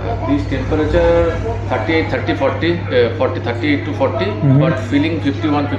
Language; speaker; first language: English; non-native, learner; Bangla